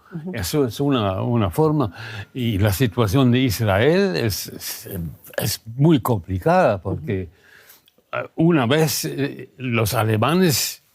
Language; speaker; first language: Spanish; non-native, fluent; German